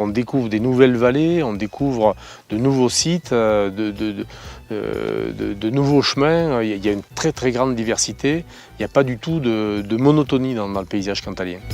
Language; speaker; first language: French; native; French